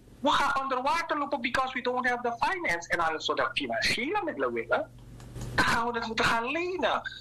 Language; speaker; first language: Dutch; native; Dutch